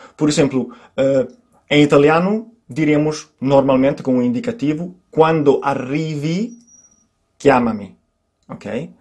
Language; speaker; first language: Portuguese; non-native, fluent; Italian